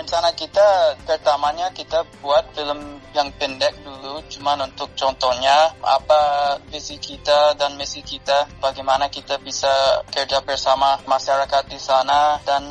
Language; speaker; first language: Indonesian; non-native, fluent; English